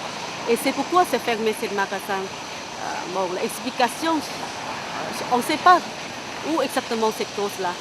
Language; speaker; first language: French; non-native, learner; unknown